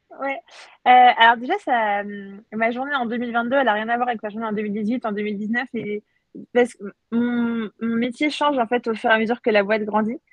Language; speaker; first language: French; native; French